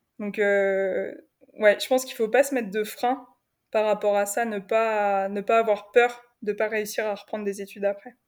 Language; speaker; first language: French; native; French